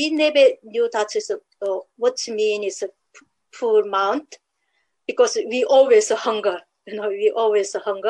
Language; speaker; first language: English; non-native, learner; Korean